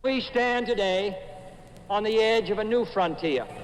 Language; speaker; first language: English; native; English